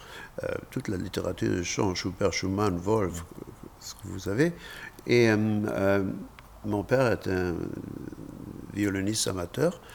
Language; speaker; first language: French; non-native, fluent; German